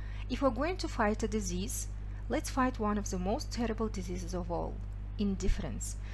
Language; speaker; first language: English; non-native, fluent; Kazakh